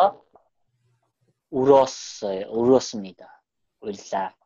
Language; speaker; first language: Korean; non-native, fluent; Mongolian